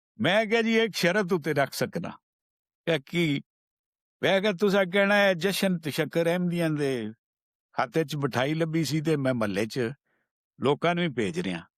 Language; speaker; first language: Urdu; non-native, local second language; Punjabi